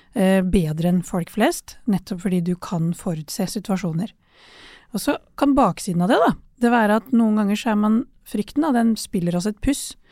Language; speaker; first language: Norwegian; early bilingual, other home language; Urdu